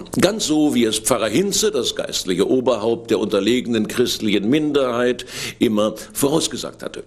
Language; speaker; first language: German; native; German